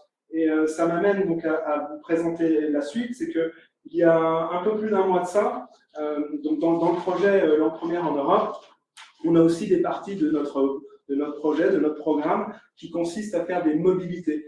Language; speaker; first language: French; native; French